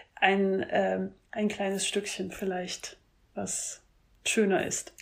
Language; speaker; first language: German; non-native, fluent; French